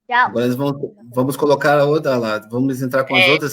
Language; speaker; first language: Portuguese; native; Portuguese